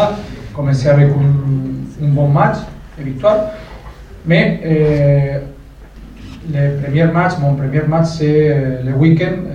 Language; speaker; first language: French; non-native, fluent; Spanish